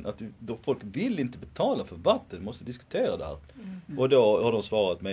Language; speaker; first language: Swedish; non-native, fluent; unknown